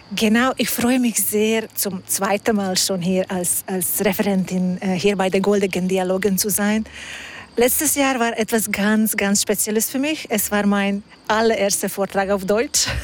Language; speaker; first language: German; non-native, fluent; Hungarian